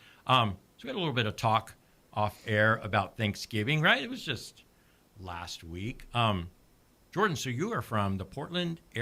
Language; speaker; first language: English; native; English